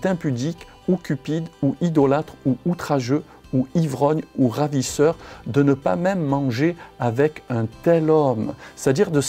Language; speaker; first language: French; native; French